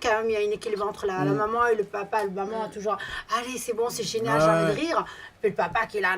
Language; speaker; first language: French; native; French